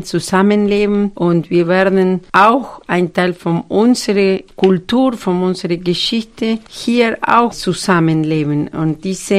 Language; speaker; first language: German; non-native, fluent; Spanish